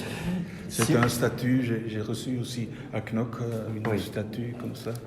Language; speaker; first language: French; non-native, local second language; Dutch